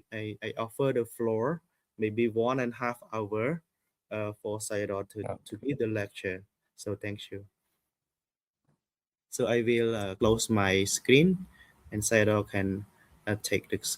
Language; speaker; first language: English; non-native, fluent; Khmer